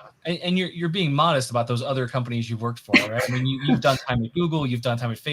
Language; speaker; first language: English; native; English